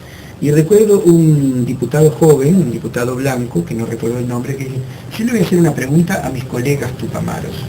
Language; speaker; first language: Spanish; native; Spanish